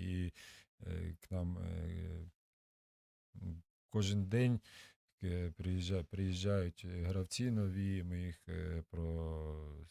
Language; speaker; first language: Ukrainian; non-native, local second language; Russian